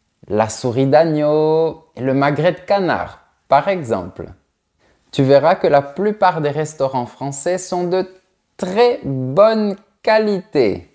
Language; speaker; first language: French; native; French